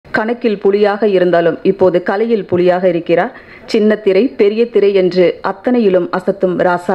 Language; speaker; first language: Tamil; native; Tamil